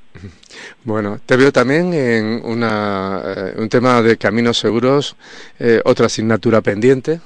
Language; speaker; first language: Spanish; native; Spanish